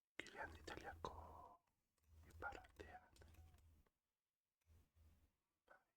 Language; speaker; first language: Basque; non-native, learner; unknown